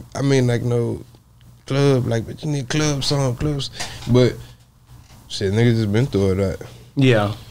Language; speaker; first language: English; native; English